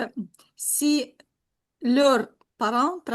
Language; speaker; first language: French; non-native, learner; Ukrainian